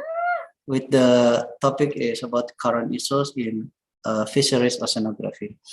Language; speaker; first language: English; non-native, learner; Indonesian